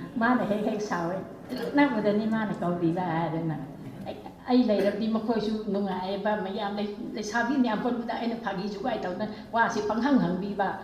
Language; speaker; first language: Manipuri; non-native, local second language; Rongmei Naga